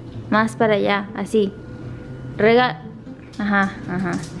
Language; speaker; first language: Spanish; early bilingual, heritage; Spanish